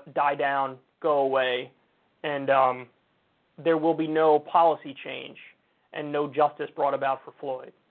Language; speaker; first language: English; native; English